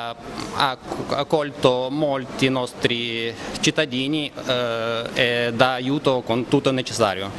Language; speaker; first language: Italian; non-native, fluent; Ukrainian